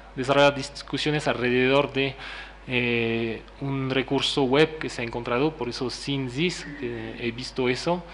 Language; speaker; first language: Spanish; non-native, fluent; French